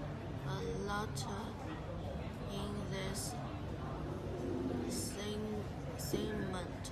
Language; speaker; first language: English; non-native, learner; Chinese